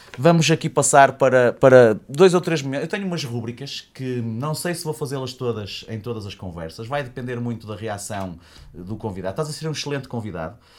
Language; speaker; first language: Portuguese; native; Portuguese